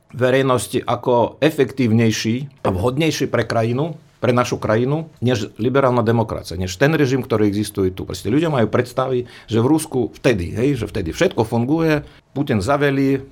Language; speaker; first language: Slovak; early bilingual, other home language; Russian